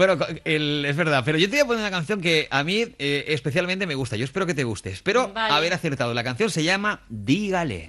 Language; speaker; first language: Spanish; native; Spanish